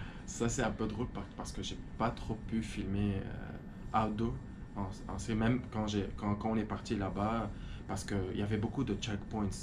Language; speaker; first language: French; non-native, fluent; Arabic